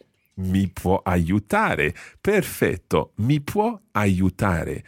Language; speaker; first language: Italian; non-native, fluent; English